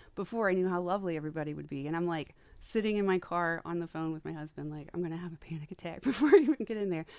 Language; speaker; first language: English; native; English